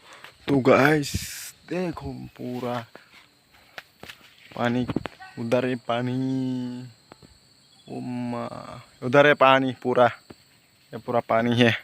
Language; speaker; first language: Hindi; non-native, local second language; Kok Borok